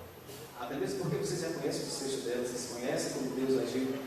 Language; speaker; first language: Portuguese; native; Portuguese